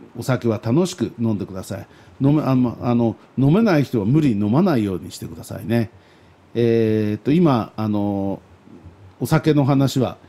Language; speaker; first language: Japanese; native; Japanese